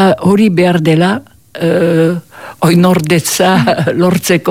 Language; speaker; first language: Basque; native; Basque